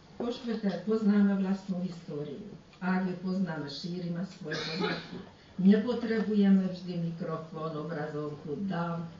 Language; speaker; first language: Slovak; early bilingual, heritage; Slovak